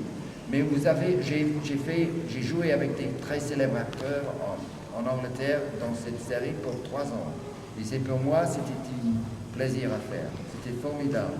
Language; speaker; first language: French; non-native, fluent; English